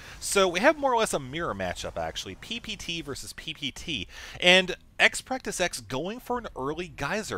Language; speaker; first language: English; native; English